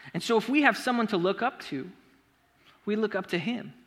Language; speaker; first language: English; native; English